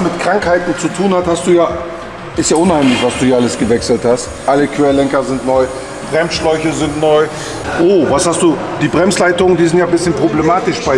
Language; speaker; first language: German; native; German